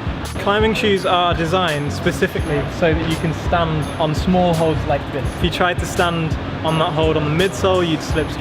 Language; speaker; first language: English; native; English